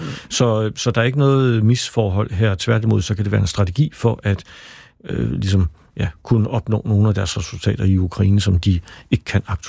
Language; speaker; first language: Danish; native; Danish